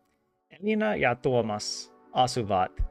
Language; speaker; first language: Finnish; non-native, learner; English